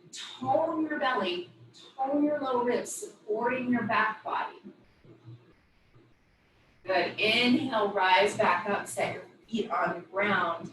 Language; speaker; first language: English; native; English